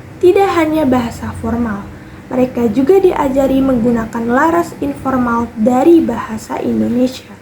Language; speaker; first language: Indonesian; native; Indonesian